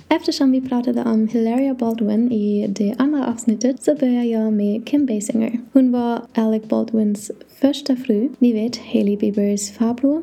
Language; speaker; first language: Swedish; non-native, learner; English